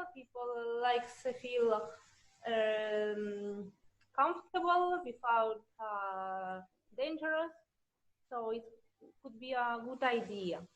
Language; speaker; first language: English; non-native, learner; Russian